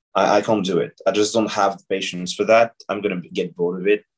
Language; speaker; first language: English; non-native, fluent; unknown